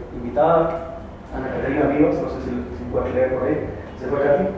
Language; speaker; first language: Spanish; native; Spanish